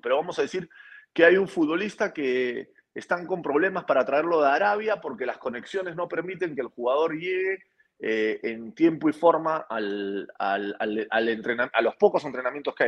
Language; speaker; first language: Spanish; native; Spanish